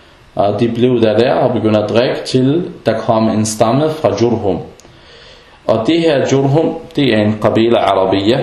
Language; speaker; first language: Danish; non-native, fluent; Arabic